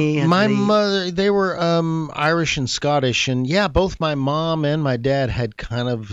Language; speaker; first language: English; native; English